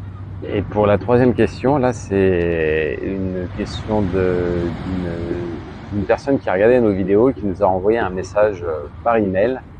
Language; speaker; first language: French; native; French